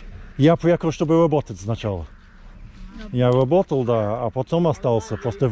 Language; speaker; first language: Russian; non-native, learner; English